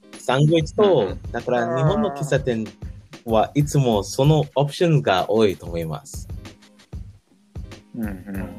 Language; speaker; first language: Japanese; non-native, learner; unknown